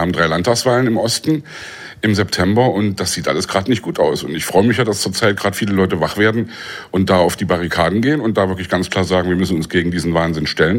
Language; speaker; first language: German; native; German